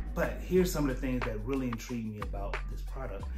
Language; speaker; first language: English; native; English